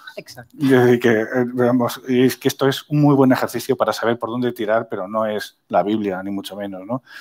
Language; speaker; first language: Spanish; native; Spanish